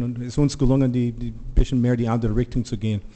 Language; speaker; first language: German; non-native, learner; English